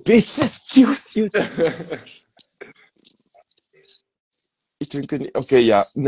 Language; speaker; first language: German; non-native, fluent; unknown